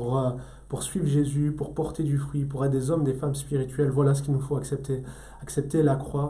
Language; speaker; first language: French; native; French